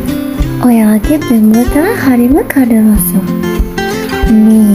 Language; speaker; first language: Chinese; non-native, fluent; Sinhala